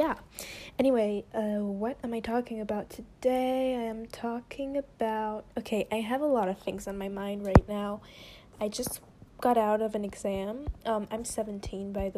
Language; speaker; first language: English; non-native, fluent; French